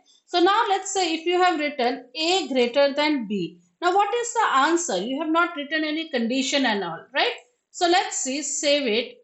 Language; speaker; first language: English; non-native, local second language; Hindi